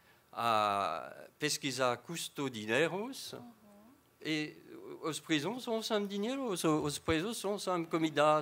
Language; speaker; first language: Portuguese; non-native, fluent; French